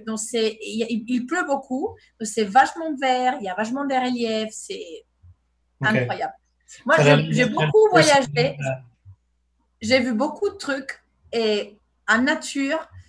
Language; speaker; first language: French; non-native, fluent; Spanish